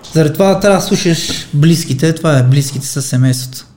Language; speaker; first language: Bulgarian; non-native, fluent; Armenian